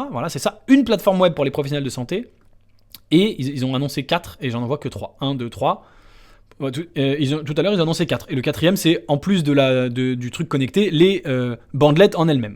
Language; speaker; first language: French; native; French